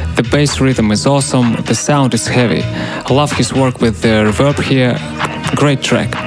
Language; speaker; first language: English; non-native, learner; Russian